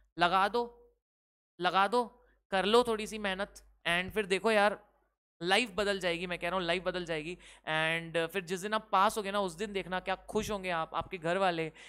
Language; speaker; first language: Hindi; native; Hindi